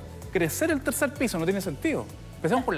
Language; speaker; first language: Spanish; native; Spanish